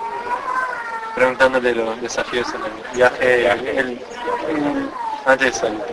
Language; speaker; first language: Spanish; non-native, fluent; English